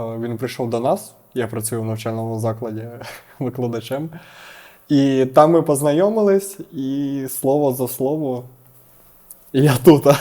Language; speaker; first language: Ukrainian; native; Ukrainian